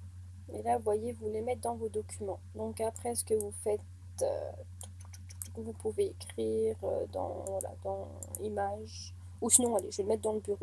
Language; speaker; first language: French; native; French